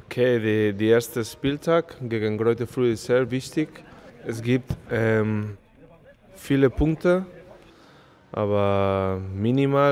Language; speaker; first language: German; non-native, learner; Spanish